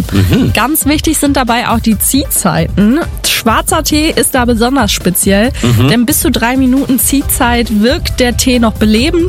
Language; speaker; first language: German; native; German